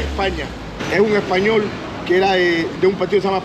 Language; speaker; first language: Spanish; native; Spanish